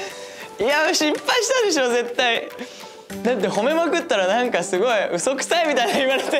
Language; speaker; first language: Japanese; native; Japanese